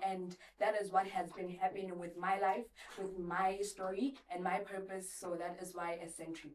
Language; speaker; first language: English; non-native, local second language; Southern Sotho